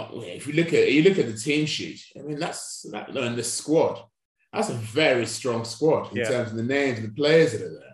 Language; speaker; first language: English; non-native, local second language; Yoruba